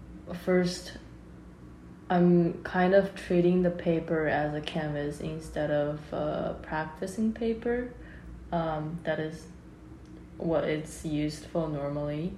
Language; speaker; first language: English; non-native, local second language; Cantonese